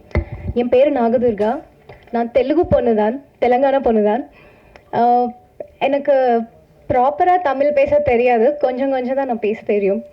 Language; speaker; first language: Tamil; non-native, learner; Telugu